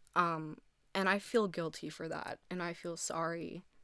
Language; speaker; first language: English; early bilingual, heritage; English